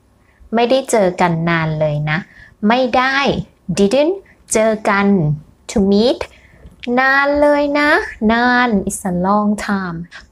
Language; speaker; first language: Thai; native; Thai